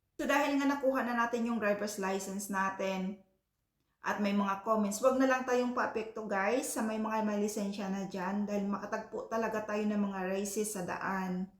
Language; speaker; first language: Filipino; non-native, local second language; Cebuano